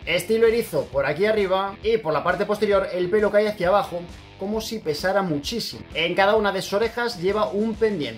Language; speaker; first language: Spanish; native; Spanish